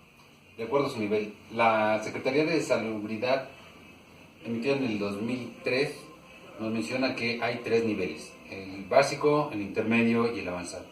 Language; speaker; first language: Spanish; native; Spanish